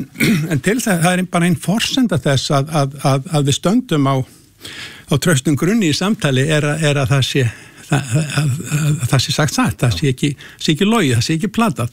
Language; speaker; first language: Icelandic; native; Icelandic